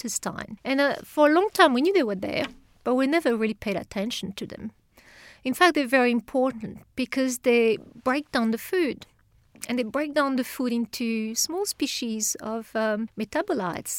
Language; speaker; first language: English; non-native, fluent; French